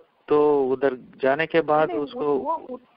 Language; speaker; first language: Hindi; non-native, local second language; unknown